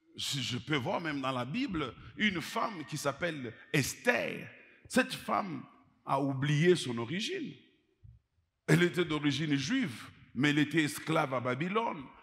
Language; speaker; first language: French; native; French